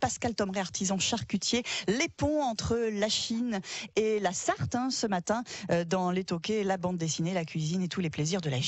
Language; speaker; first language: French; native; French